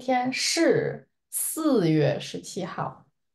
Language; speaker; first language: Chinese; non-native, fluent; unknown